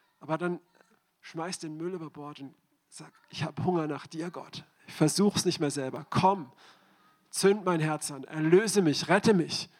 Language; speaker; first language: German; native; German